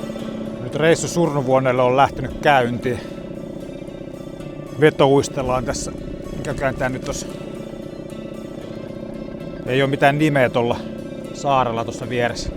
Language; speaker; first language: Finnish; native; Finnish